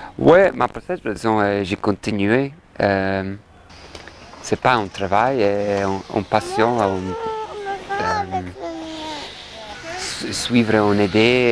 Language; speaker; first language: French; non-native, learner; English